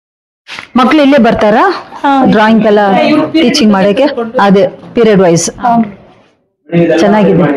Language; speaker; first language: Kannada; non-native, local second language; Tamil